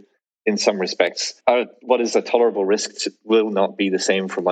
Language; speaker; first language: English; native; English